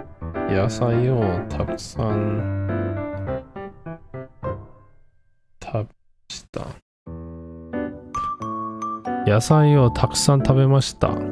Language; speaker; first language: Japanese; non-native, learner; English